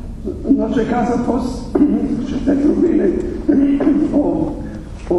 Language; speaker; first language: Romanian; non-native, fluent; German